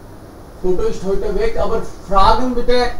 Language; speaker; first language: German; non-native, fluent; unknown